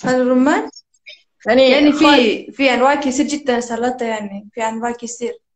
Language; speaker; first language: Arabic; non-native, learner; Turkish